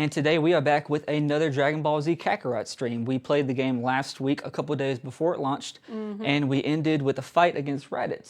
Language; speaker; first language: English; native; English